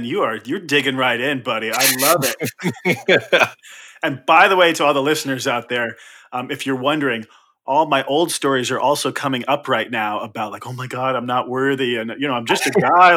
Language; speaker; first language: English; native; English